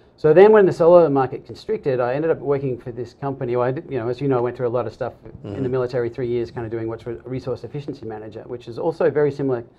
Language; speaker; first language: English; native; English